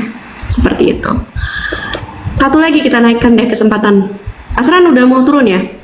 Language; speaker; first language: Indonesian; native; Indonesian